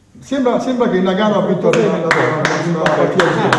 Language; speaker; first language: Italian; native; Italian